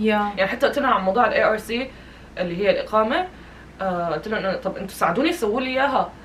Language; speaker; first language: Arabic; native; Arabic